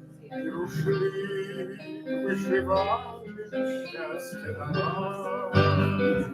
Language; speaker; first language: Russian; native; Russian